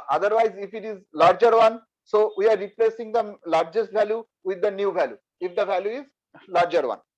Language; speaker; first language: English; non-native, local second language; Bangla